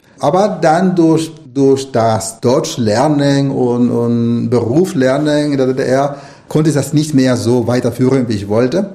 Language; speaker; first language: German; non-native, fluent; Spanish